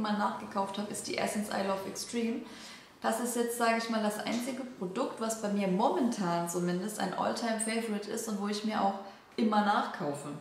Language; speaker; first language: German; native; German